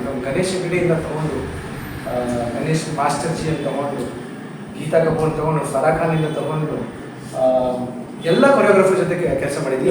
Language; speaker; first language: Kannada; non-native, local second language; Tulu